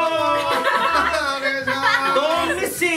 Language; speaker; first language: Japanese; native; Japanese